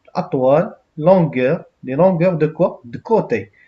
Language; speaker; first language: French; non-native, local second language; Arabic